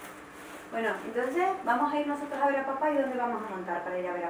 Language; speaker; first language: Spanish; native; Spanish